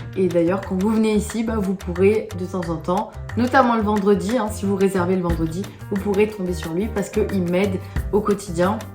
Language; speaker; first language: French; non-native, local second language; Morisyen